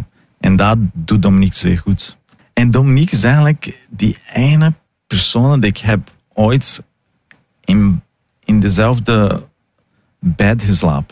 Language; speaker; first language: Dutch; non-native, learner; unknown